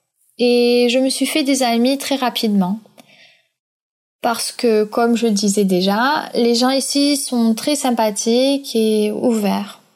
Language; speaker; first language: French; early bilingual, other home language; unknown